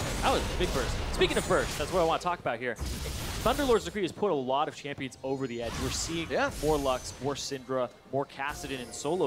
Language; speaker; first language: English; native; English